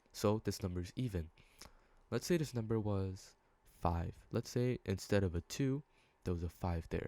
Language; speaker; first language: English; native; English